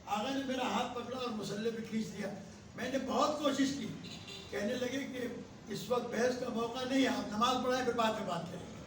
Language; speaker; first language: Urdu; non-native, local second language; Sindhi